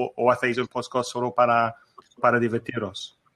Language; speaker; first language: Spanish; non-native, fluent; English